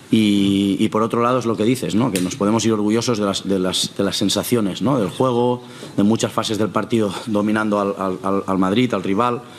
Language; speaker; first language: Spanish; non-native, local second language; Catalan